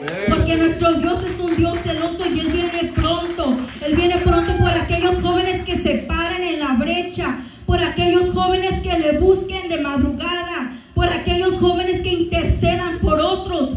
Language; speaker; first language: Spanish; early bilingual, heritage; Spanish